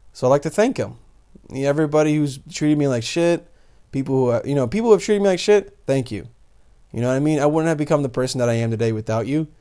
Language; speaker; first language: English; early bilingual, other home language; Bosnian